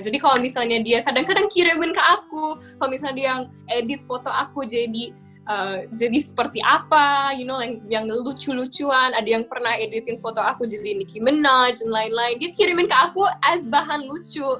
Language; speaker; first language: Indonesian; non-native, local second language; English